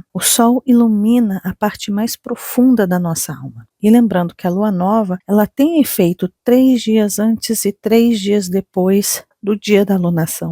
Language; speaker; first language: Portuguese; native; Portuguese